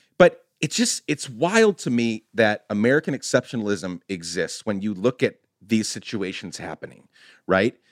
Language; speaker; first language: English; native; English